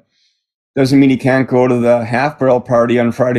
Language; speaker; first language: English; native; English